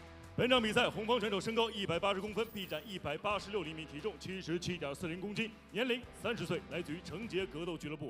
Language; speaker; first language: Chinese; native; Chinese